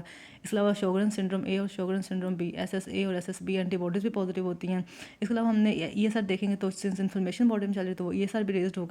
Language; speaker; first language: Hindi; native; Hindi